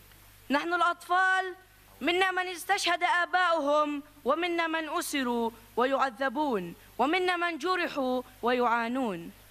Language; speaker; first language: Arabic; native; Arabic